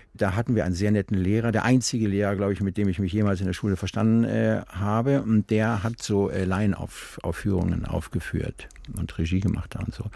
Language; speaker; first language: German; native; German